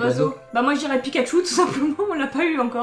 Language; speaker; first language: French; native; French